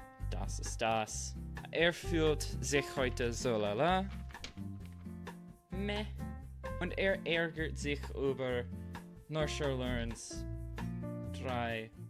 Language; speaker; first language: German; non-native, learner; English